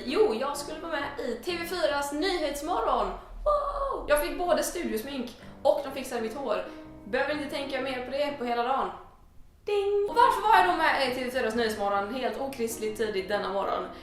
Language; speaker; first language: Swedish; native; Swedish